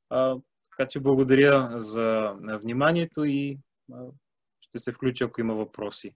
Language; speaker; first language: Bulgarian; native; Bulgarian